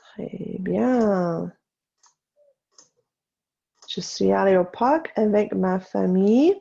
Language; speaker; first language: French; non-native, fluent; English